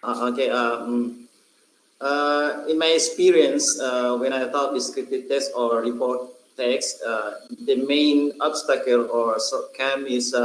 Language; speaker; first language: English; non-native, fluent; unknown